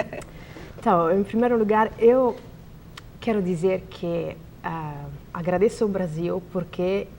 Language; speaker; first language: Portuguese; non-native, learner; Italian